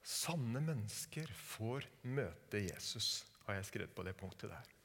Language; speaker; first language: Norwegian; native; Norwegian